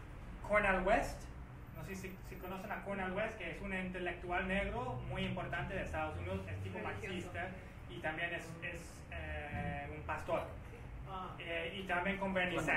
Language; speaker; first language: Spanish; non-native, fluent; English